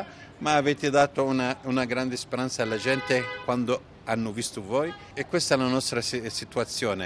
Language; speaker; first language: Italian; non-native, fluent; Arabic